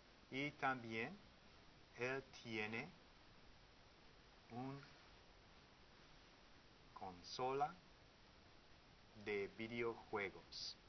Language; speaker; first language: Spanish; non-native, learner; English